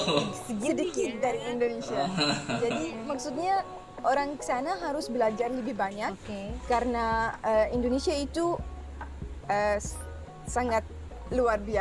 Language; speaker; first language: Indonesian; non-native, fluent; Arabic